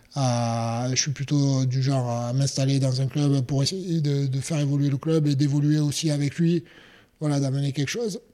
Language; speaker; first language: French; native; French